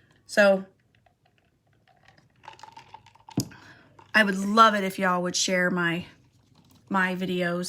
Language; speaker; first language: English; native; English